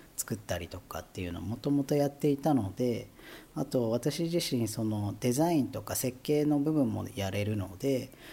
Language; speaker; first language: Japanese; native; Japanese